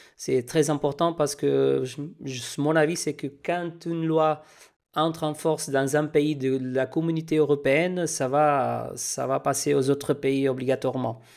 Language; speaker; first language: French; non-native, fluent; Spanish